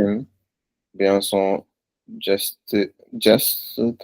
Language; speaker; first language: French; non-native, learner; Punjabi